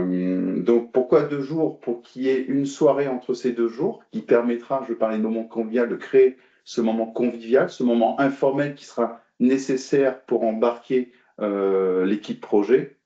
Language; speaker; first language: French; native; French